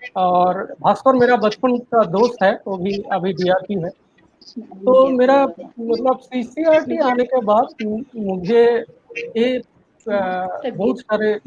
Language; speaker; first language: Hindi; non-native, local second language; Bangla